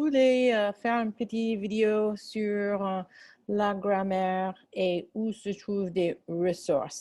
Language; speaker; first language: French; non-native, fluent; English